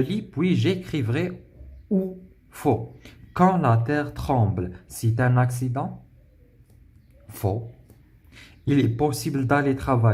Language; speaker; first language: French; non-native, local second language; Arabic